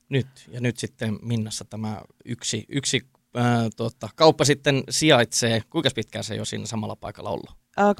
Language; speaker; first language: Finnish; native; Finnish